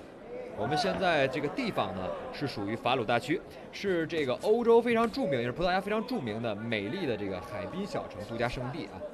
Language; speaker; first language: Chinese; native; Chinese